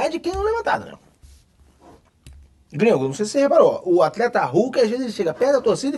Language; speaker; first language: Portuguese; native; Portuguese